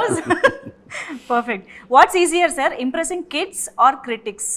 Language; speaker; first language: English; non-native, local second language; Telugu